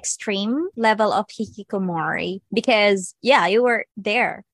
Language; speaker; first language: English; non-native, local second language; Filipino